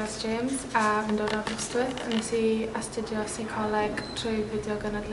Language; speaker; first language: Welsh; native; Welsh